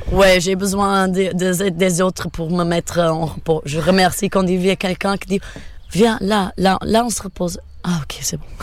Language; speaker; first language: French; non-native, fluent; Portuguese